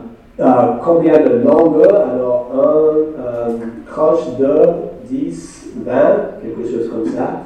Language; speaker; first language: French; non-native, fluent; English